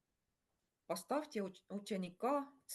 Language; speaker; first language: Russian; non-native, fluent; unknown